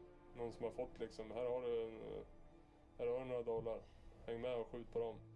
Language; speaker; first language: Swedish; native; Swedish